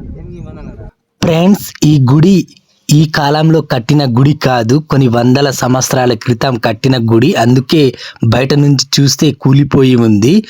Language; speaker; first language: Telugu; non-native, local second language; Gondi